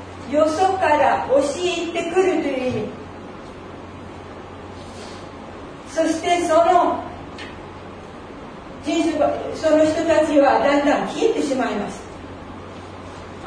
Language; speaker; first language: Japanese; non-native, fluent; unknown